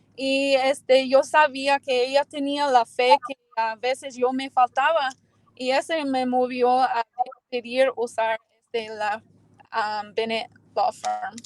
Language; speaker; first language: Spanish; early bilingual, heritage; Spanish